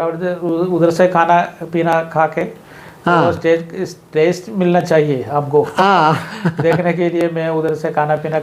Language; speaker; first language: Hindi; non-native, local second language; Malayalam